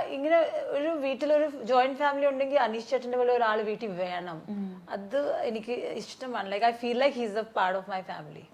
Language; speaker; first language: Malayalam; early bilingual, heritage; Malayalam